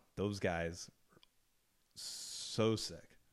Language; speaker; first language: English; native; English